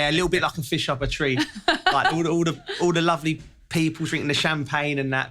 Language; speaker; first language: English; native; English